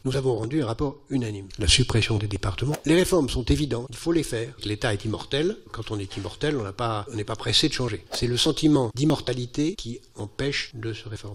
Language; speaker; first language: French; native; French